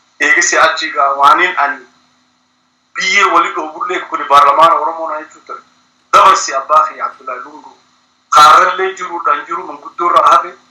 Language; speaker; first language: Oromo; early bilingual, heritage; Somali